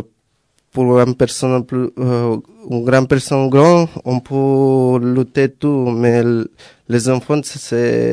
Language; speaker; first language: French; non-native, learner; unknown